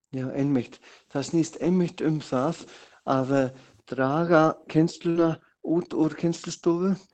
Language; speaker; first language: Icelandic; non-native, fluent; German